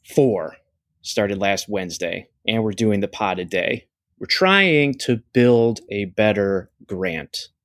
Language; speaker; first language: English; native; English